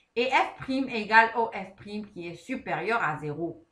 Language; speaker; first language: French; non-native, local second language; Arabic